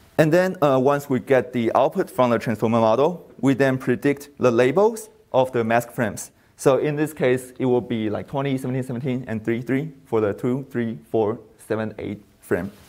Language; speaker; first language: English; non-native, fluent; Chinese